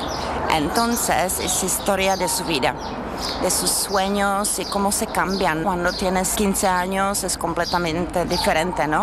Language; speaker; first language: Spanish; non-native, fluent; Czech